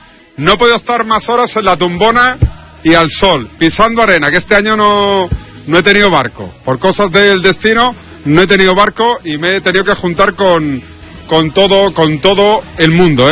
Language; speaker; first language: Spanish; native; Spanish